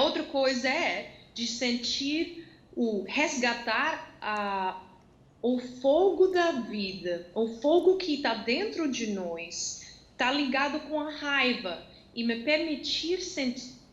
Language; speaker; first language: Portuguese; non-native, fluent; Dutch